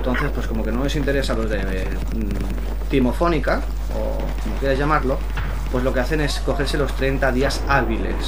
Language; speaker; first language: Spanish; native; Spanish